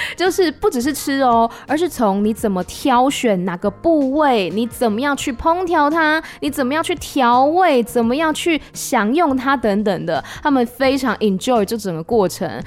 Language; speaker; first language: Chinese; non-native, local second language; Min Nan Chinese